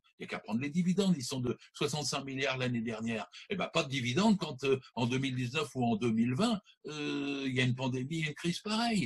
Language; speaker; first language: French; native; French